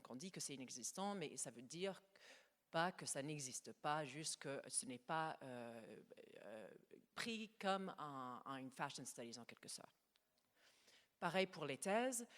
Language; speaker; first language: French; non-native, fluent; English